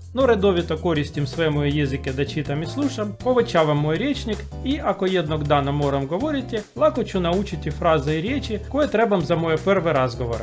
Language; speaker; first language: Croatian; non-native, learner; Russian